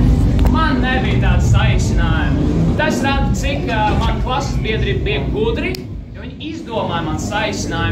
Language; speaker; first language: Latvian; non-native, local second language; Russian